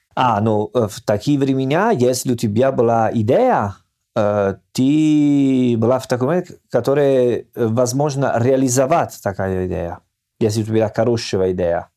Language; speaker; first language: Russian; non-native, fluent; Italian